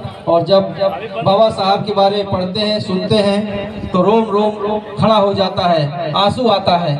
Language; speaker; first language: Hindi; native; Hindi